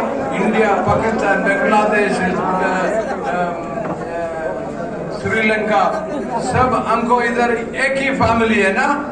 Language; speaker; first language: Hindi; non-native, local second language; Malayalam